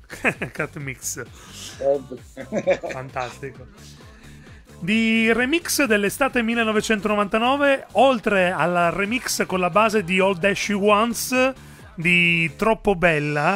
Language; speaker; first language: Italian; native; Italian